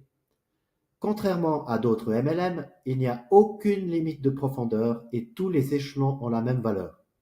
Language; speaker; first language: French; native; French